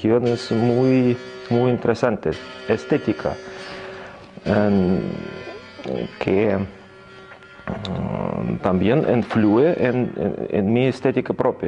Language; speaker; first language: Spanish; non-native, learner; Russian